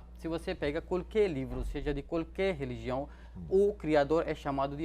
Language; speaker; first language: Portuguese; non-native, fluent; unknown